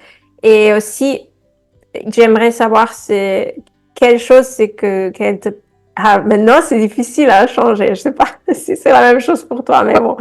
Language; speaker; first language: French; non-native, fluent; Spanish